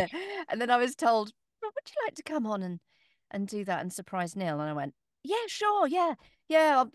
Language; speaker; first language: English; native; English